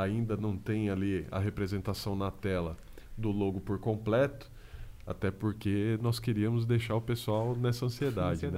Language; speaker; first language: Portuguese; native; Portuguese